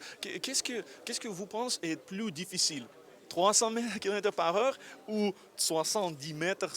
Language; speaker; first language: French; non-native, learner; Russian